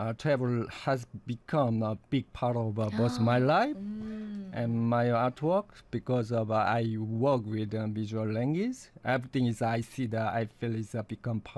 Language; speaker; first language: English; non-native, fluent; Korean